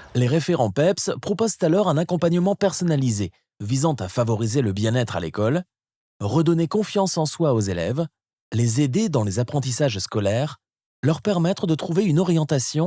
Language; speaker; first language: French; native; French